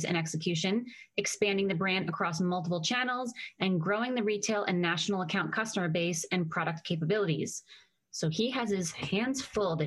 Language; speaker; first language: English; native; English